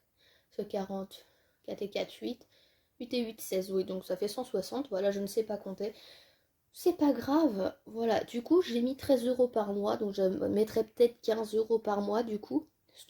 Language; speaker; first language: French; native; French